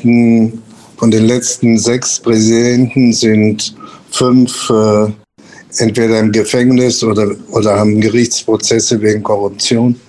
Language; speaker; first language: German; non-native, fluent; Spanish